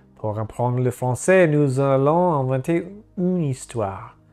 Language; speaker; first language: French; non-native, learner; English